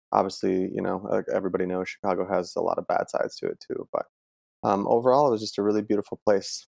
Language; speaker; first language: English; early bilingual, other home language; Italian